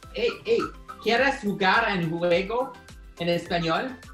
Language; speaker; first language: Spanish; non-native, learner; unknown